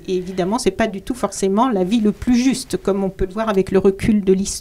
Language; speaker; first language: French; native; French